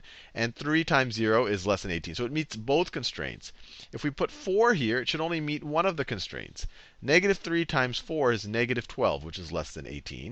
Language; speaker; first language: English; native; English